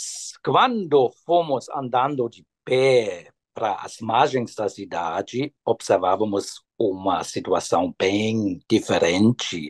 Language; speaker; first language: Portuguese; non-native, fluent; German